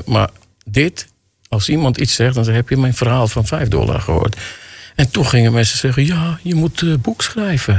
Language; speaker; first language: Dutch; non-native, fluent; Armenian